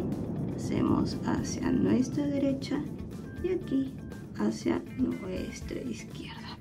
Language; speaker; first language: Spanish; native; Spanish